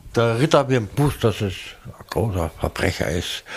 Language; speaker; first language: German; native; German